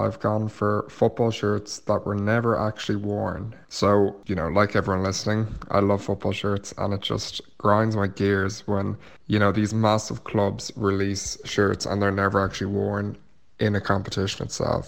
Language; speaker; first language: English; native; English